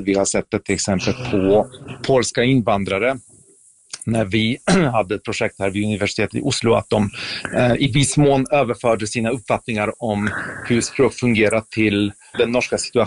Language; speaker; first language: Swedish; non-native, fluent; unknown